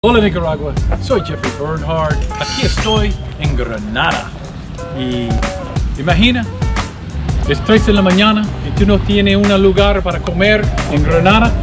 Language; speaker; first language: Spanish; non-native, learner; English